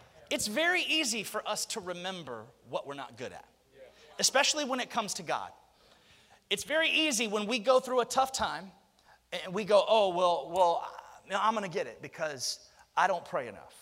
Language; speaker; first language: English; native; English